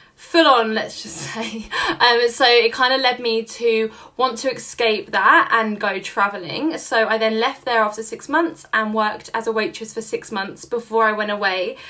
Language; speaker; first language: English; native; English